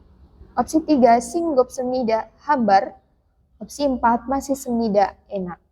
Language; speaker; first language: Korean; non-native, learner; Indonesian